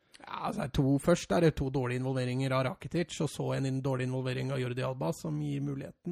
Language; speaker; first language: Norwegian; native; Norwegian